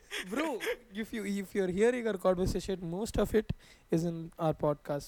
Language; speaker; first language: English; non-native, local second language; Tamil